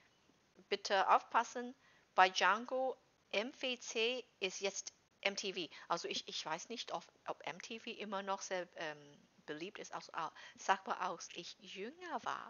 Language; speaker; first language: German; non-native, fluent; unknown